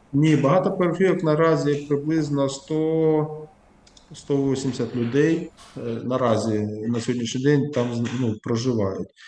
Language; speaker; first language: Ukrainian; native; Ukrainian